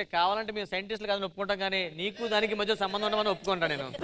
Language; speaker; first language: Telugu; native; Telugu